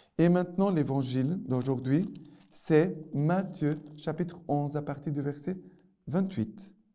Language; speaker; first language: French; non-native, fluent; Portuguese